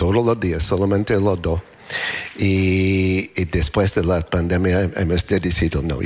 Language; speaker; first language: Spanish; non-native, learner; English